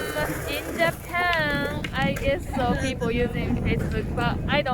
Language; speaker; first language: English; non-native, learner; Japanese